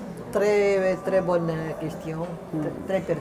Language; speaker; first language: French; non-native, fluent; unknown